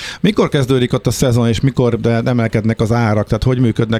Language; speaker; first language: Hungarian; native; Hungarian